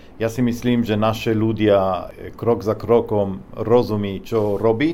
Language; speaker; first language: Czech; non-native, learner; Hebrew